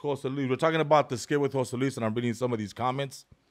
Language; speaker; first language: English; early bilingual, other home language; Spanish